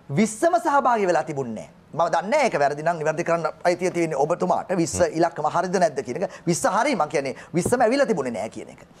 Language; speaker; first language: Sinhala; native; Sinhala